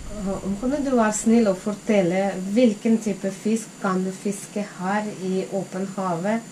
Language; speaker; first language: Norwegian; non-native, fluent; Russian